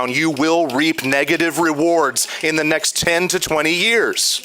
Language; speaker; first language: English; native; English